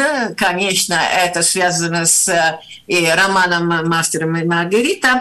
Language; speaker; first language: Russian; non-native, fluent; Italian